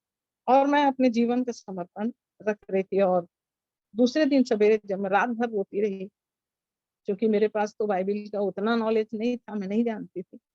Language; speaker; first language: Hindi; native; Hindi